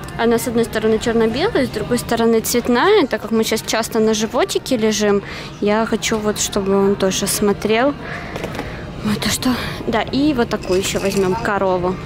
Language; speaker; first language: Russian; native; Russian